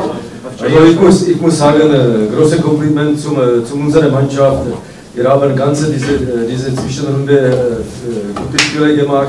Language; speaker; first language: German; non-native, learner; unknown